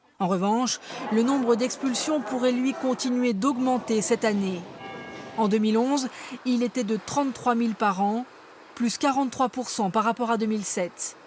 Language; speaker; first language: French; native; French